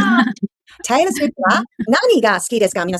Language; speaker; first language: Japanese; non-native, fluent; English